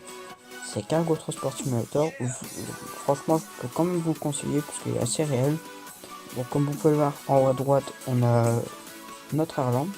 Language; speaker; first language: French; native; French